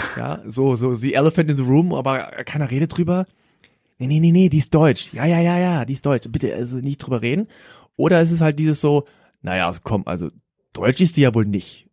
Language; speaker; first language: German; early bilingual, other home language; Korean